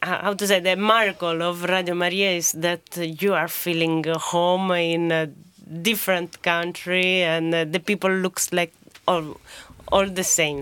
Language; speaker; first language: English; non-native, fluent; Italian